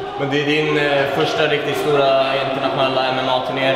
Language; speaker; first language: Swedish; native; Swedish